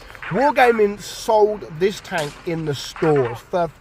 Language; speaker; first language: English; native; English